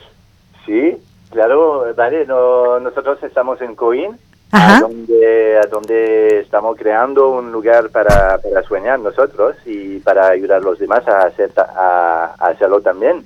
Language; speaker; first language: Spanish; non-native, fluent; French